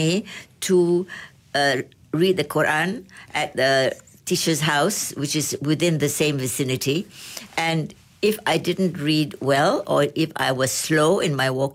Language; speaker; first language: English; non-native, local second language; Malay